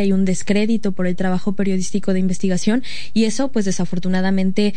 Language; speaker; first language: Spanish; native; Spanish